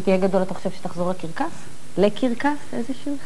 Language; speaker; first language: Hebrew; native; Hebrew